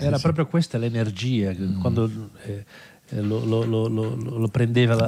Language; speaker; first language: Italian; non-native, fluent; Portuguese